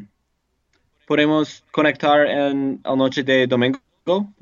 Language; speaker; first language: Spanish; non-native, learner; English